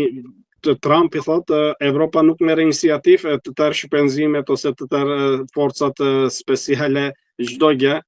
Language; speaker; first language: Albanian; non-native, fluent; Turkish